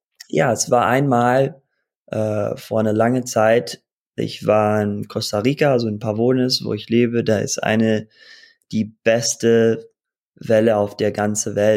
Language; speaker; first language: German; early bilingual, heritage; German